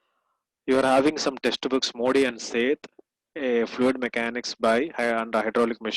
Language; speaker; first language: English; non-native, local second language; Telugu